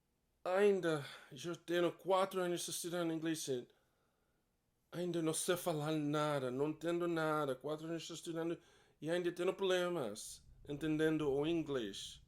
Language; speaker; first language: Portuguese; non-native, learner; English